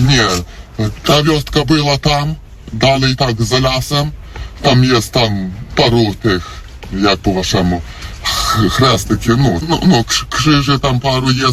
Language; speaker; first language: Polish; non-native, learner; Ukrainian